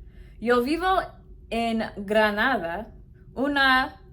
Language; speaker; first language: Spanish; non-native, learner; English